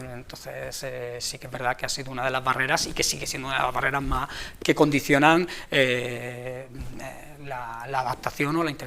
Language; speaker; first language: Spanish; native; Spanish